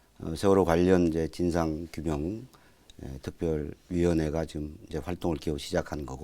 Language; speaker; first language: Korean; native; Korean